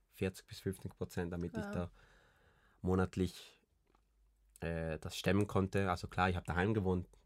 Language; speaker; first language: German; early bilingual, other home language; Spanish